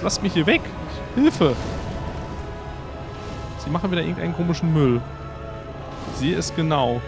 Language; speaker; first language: German; native; German